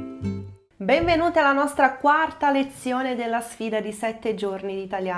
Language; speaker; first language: Italian; non-native, fluent; Portuguese